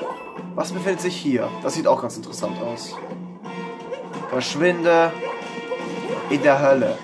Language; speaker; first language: German; native; German